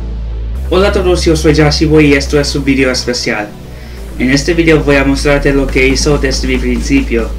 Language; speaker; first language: Spanish; non-native, learner; English